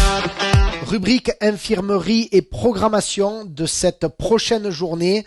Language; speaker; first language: French; native; French